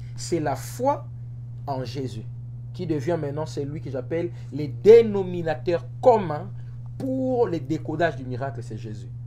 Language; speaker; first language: French; non-native, local second language; Lingala